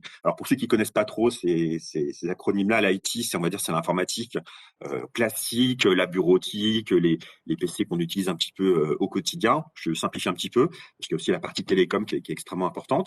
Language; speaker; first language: French; native; French